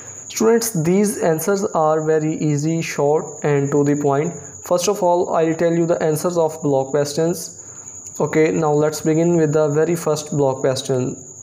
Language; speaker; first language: English; non-native, local second language; Urdu